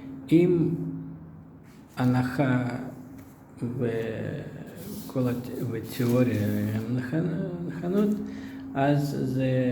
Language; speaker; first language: Hebrew; non-native, fluent; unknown